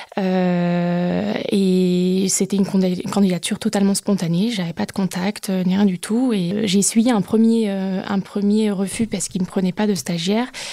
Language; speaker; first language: French; native; French